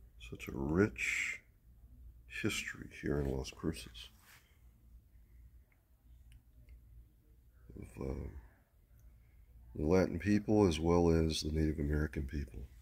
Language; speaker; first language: English; native; English